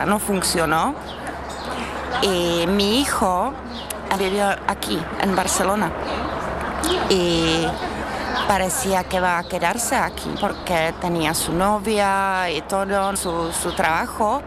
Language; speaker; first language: Spanish; non-native, fluent; Czech